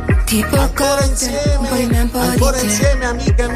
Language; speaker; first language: Italian; native; Italian